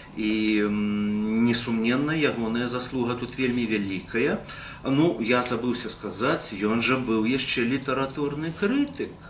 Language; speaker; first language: Belarusian; native; Belarusian